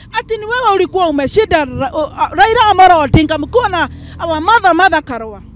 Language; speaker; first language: Swahili; non-native, local second language; Kikuyu